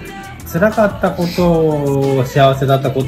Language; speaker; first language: Japanese; native; Japanese